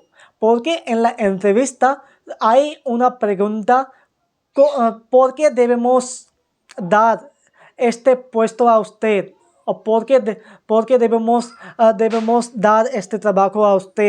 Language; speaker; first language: Spanish; non-native, fluent; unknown